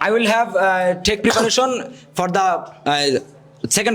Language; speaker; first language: English; non-native, learner; Bangla